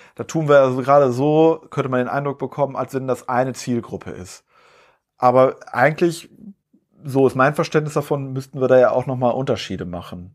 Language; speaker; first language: German; native; German